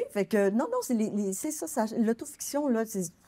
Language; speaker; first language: French; native; French